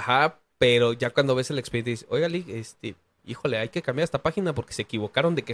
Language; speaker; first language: Spanish; native; Spanish